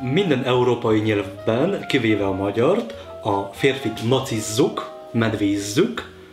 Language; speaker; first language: Hungarian; non-native, fluent; Polish